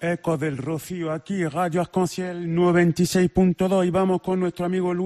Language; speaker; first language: Spanish; native; Spanish